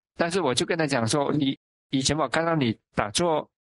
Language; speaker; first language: Chinese; non-native, local second language; Min Nan Chinese